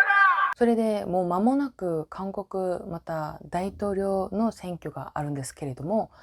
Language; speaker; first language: Japanese; non-native, fluent; Korean